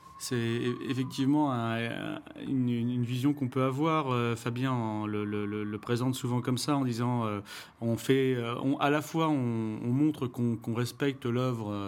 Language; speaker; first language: French; native; French